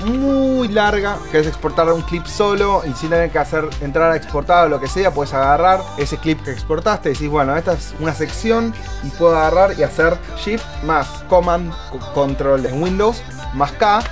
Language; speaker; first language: Spanish; native; Spanish